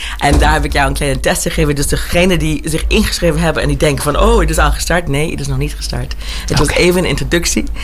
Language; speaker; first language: Dutch; early bilingual, heritage; Dutch